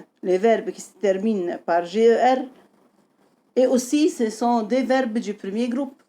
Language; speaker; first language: French; non-native, fluent; Arabic